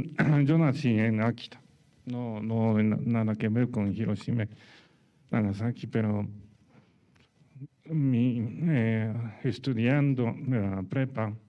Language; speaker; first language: Spanish; non-native, learner; Japanese